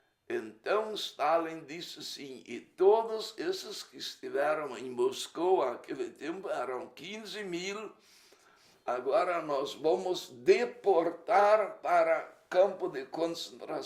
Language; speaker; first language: Portuguese; early bilingual, other home language; Low German